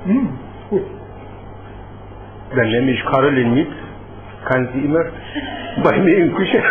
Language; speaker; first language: German; non-native, fluent; Persian